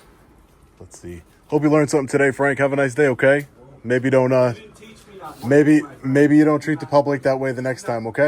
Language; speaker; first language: English; native; English